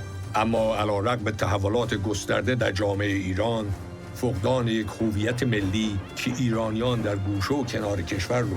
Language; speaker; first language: Persian; native; Persian